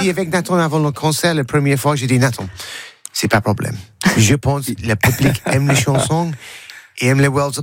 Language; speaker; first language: French; non-native, learner; English